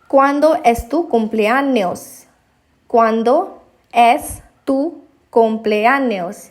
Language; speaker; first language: Spanish; non-native, fluent; Hindi